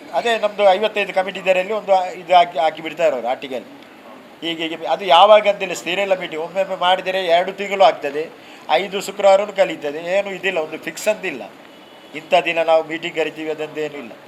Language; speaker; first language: Kannada; non-native, local second language; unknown